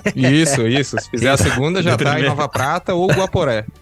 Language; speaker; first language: Portuguese; native; Portuguese